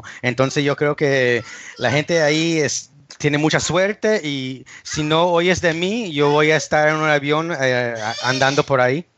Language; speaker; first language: Spanish; early bilingual, heritage; English